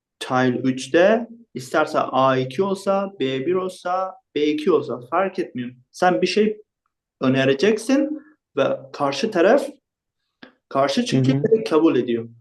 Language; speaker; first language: Turkish; non-native, fluent; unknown